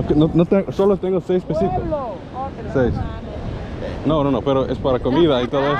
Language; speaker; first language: Spanish; non-native, learner; English